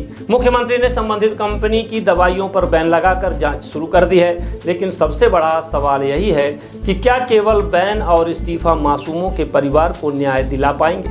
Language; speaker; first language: Hindi; native; Hindi